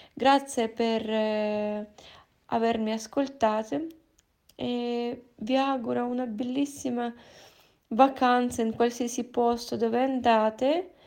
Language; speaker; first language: Italian; non-native, fluent; Russian